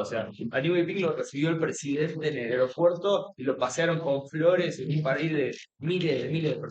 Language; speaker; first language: Spanish; native; Spanish